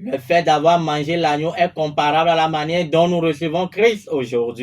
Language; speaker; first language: French; non-native, local second language; Ewe